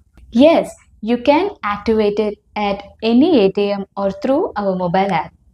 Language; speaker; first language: English; non-native, local second language; Telugu